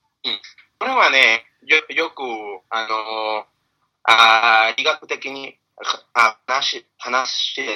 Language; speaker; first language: Japanese; non-native, fluent; Spanish